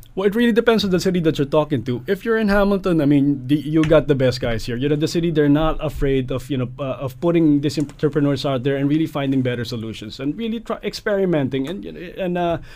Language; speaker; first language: English; non-native, local second language; Filipino